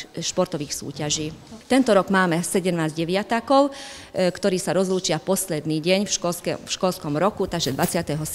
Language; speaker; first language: Slovak; non-native, local second language; Hungarian